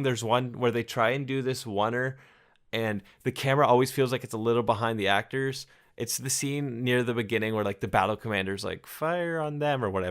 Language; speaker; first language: English; native; English